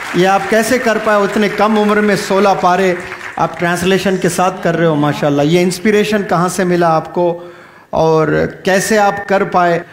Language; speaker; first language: Urdu; native; Urdu